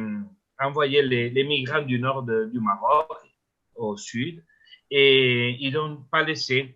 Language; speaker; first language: French; non-native, learner; Spanish